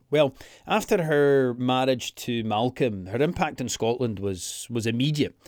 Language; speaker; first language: English; native; English